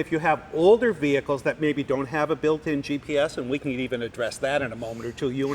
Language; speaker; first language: English; native; English